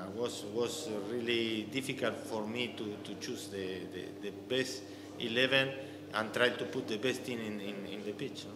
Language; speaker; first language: English; non-native, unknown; Arabic